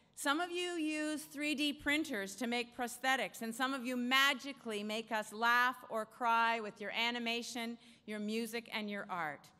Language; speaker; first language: English; native; English